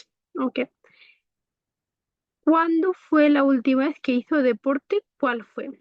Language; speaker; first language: Spanish; non-native, fluent; Bangla